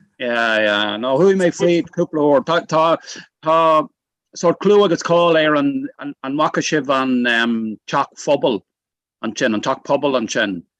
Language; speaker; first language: Irish; non-native, local second language; English